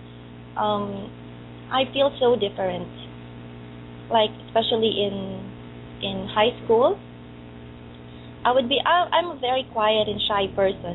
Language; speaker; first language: English; non-native, local second language; Filipino